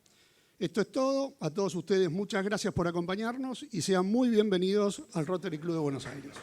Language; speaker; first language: Spanish; native; Spanish